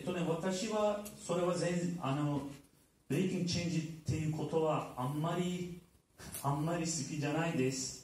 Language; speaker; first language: Japanese; non-native, learner; Turkish